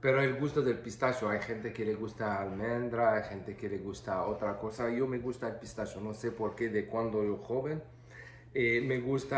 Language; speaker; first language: Spanish; non-native, learner; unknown